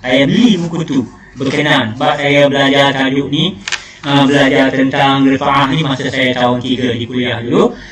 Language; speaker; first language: Malay; native; Malay